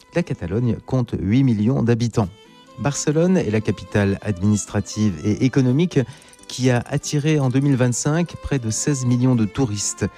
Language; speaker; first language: French; native; French